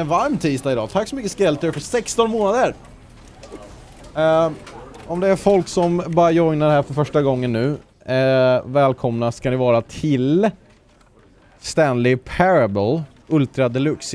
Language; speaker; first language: Swedish; native; Swedish